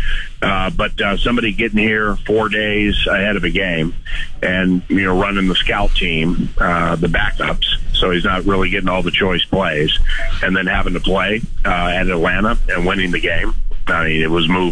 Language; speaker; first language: English; native; English